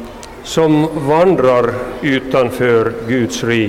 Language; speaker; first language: Swedish; non-native, local second language; Finnish